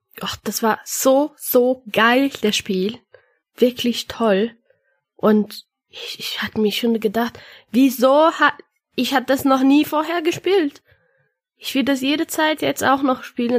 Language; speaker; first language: German; non-native, learner; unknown